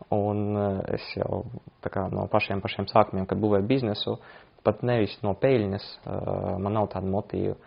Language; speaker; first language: Latvian; non-native, local second language; Russian